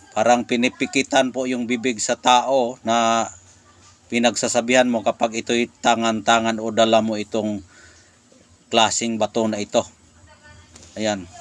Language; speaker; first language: Filipino; non-native, local second language; Cebuano